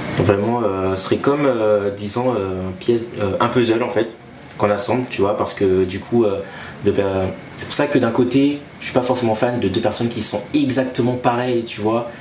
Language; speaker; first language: French; non-native, local second language; Malagasy